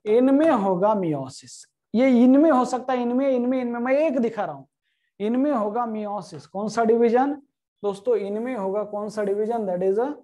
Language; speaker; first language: Hindi; non-native, local second language; Marathi